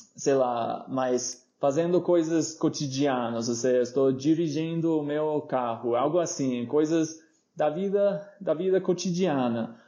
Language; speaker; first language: Portuguese; non-native, fluent; English